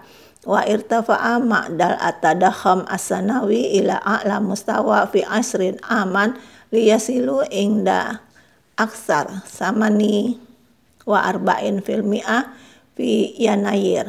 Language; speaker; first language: Arabic; non-native, fluent; Indonesian